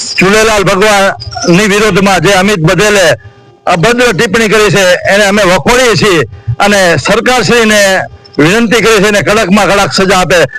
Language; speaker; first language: Gujarati; non-native, local second language; Sindhi